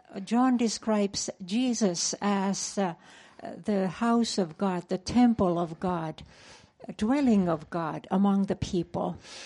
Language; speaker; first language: English; non-native, fluent; Finnish